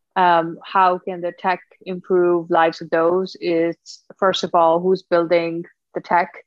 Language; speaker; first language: English; non-native, local second language; Punjabi